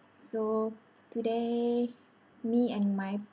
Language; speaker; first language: English; non-native, learner; Thai